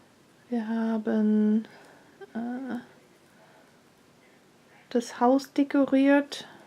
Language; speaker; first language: German; non-native, fluent; English